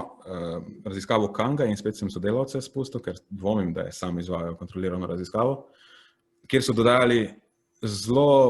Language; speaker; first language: Slovenian; native; Slovenian